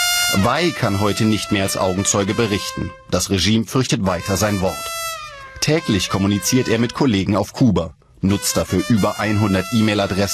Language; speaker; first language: German; native; German